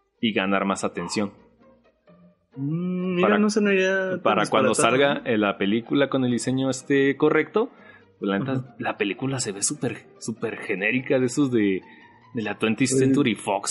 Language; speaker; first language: Spanish; native; Spanish